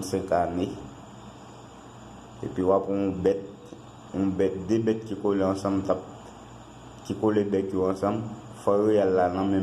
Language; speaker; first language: French; non-native, learner; Haitian Creole